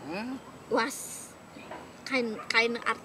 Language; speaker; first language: German; non-native, learner; Indonesian